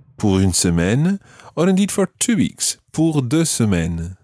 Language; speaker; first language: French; non-native, fluent; English